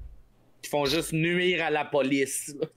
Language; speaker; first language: French; native; French